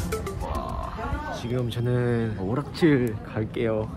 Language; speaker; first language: Korean; non-native, fluent; Thai